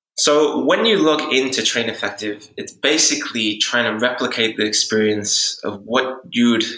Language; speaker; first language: English; native; English